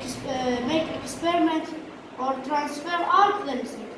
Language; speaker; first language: English; non-native, learner; Arabic